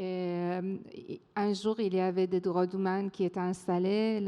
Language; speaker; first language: French; non-native, fluent; Persian